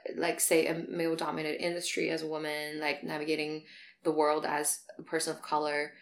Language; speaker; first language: English; non-native, fluent; Chinese